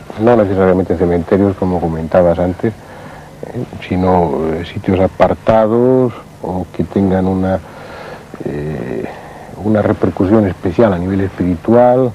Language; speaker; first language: Spanish; native; Spanish